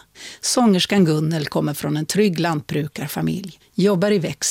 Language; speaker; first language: Swedish; native; Swedish